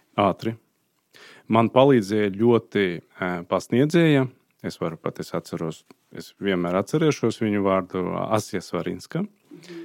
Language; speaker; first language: Latvian; non-native, fluent; Azerbaijani